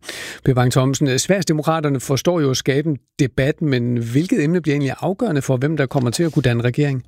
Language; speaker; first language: Danish; native; Danish